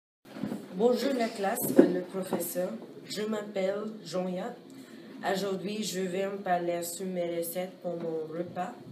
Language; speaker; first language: French; non-native, learner; English